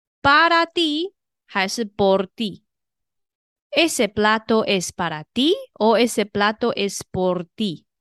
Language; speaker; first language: Spanish; non-native, fluent; Chinese